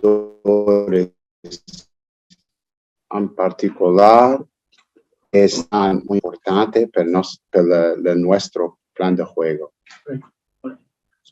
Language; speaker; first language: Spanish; non-native, learner; English